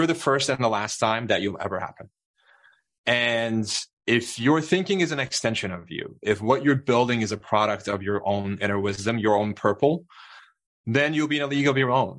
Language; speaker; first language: English; non-native, fluent; Turkish